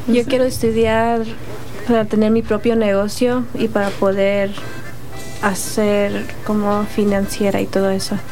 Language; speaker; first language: Spanish; early bilingual, heritage; Spanish